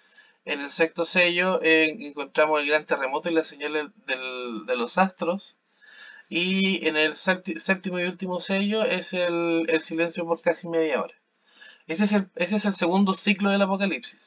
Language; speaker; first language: Spanish; native; Spanish